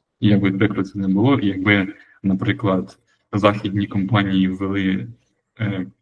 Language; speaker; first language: Ukrainian; native; Ukrainian